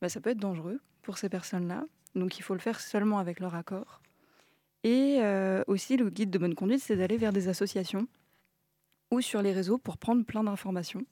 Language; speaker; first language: French; native; French